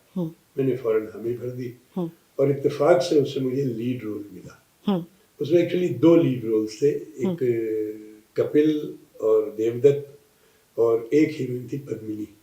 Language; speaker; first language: Hindi; native; Hindi